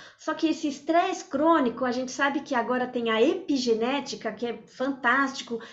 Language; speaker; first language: Portuguese; early bilingual, other home language; French